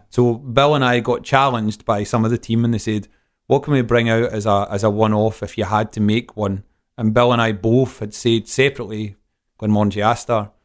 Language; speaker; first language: English; native; English